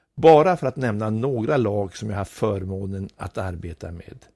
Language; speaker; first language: Swedish; native; Swedish